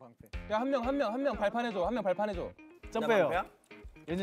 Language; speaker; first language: Korean; native; Korean